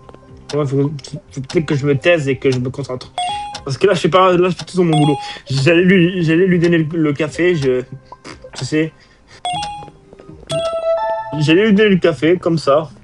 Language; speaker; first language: French; native; French